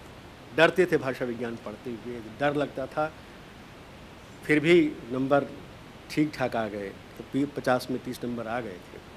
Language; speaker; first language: Hindi; native; Hindi